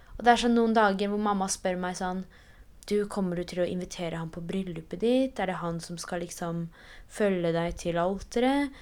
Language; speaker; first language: Norwegian; early bilingual, other home language; Polish